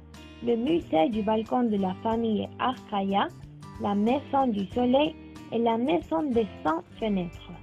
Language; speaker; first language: French; non-native, learner; Spanish